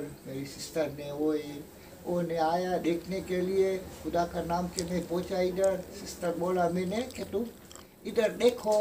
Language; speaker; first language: Hindi; early bilingual, heritage; Hindi